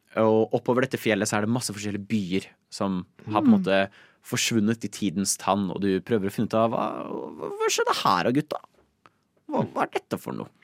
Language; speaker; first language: Norwegian; native; Norwegian